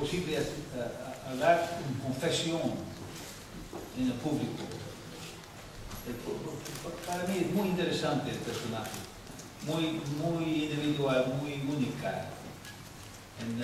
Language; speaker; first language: Spanish; non-native, learner; English